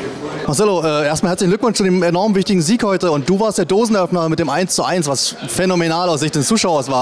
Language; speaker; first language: German; native; German